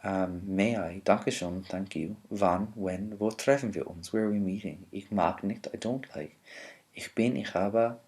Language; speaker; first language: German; non-native, fluent; English